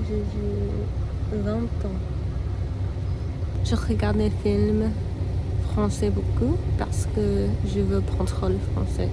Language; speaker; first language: French; non-native, learner; English